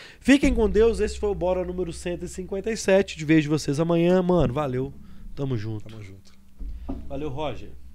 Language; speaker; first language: Portuguese; native; Portuguese